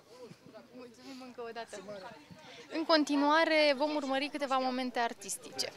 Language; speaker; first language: Romanian; native; Romanian